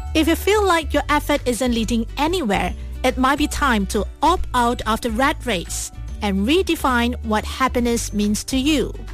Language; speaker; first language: English; non-native, local second language; Chinese